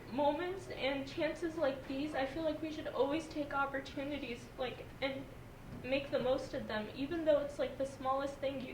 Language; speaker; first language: English; early bilingual, other home language; Urdu